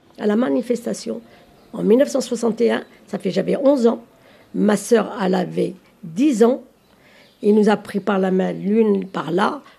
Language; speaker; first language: French; early bilingual, other home language; Arabic